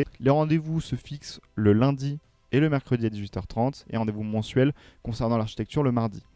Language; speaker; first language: French; native; French